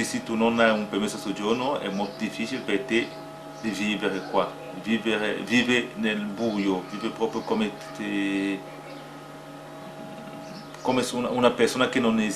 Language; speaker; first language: Italian; non-native, fluent; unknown